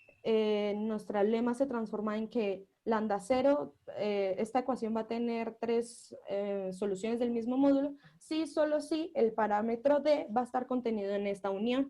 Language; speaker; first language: Spanish; native; Spanish